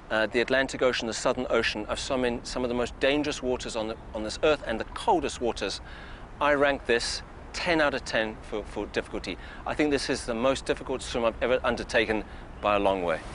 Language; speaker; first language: English; native; English